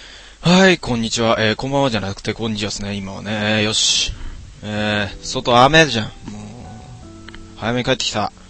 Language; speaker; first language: Japanese; native; Japanese